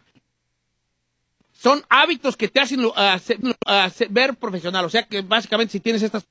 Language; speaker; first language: Spanish; native; Spanish